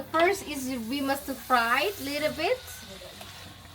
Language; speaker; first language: English; non-native, fluent; Indonesian